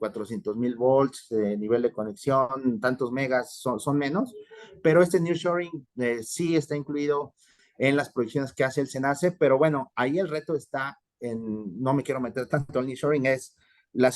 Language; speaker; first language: Spanish; native; Spanish